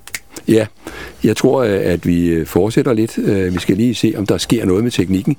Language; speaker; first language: Danish; native; Danish